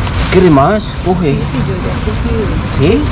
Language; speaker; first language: Spanish; non-native, learner; Filipino